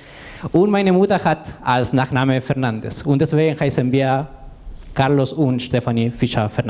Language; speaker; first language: German; non-native, fluent; Spanish